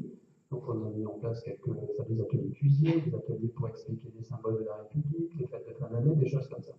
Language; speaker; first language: French; native; French